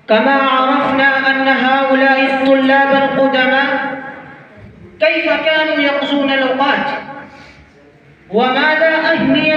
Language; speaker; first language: Arabic; non-native, learner; Urdu